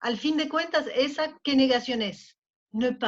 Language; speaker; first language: Spanish; non-native, fluent; French